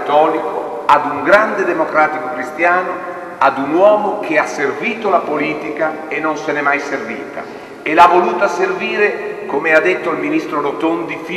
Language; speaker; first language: Italian; native; Italian